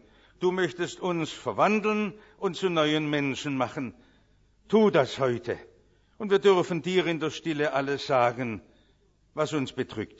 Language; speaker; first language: German; native; German